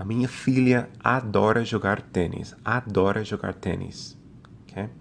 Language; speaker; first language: Portuguese; non-native, fluent; English